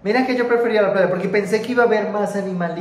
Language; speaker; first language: Spanish; native; Spanish